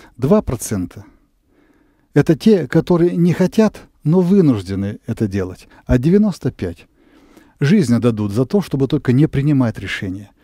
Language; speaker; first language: Russian; native; Russian